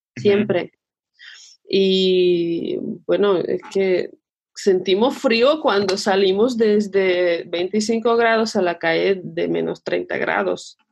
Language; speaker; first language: Spanish; non-native, fluent; Russian